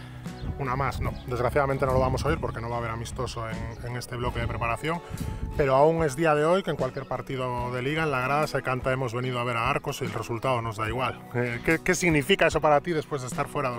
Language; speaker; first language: Spanish; native; Spanish